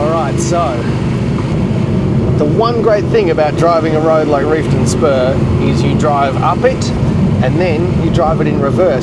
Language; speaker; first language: English; native; English